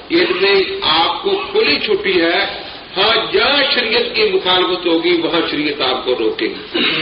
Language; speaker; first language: Urdu; non-native, local second language; Punjabi